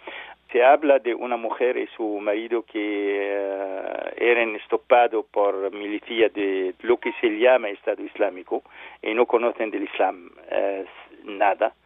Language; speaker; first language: Spanish; non-native, learner; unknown